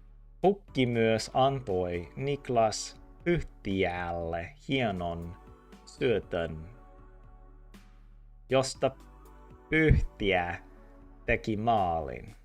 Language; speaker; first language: Finnish; non-native, learner; English